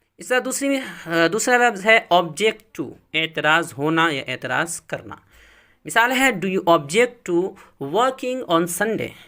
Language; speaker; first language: Urdu; native; Urdu